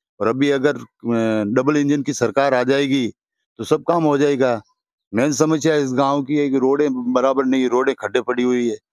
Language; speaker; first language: Hindi; native; Hindi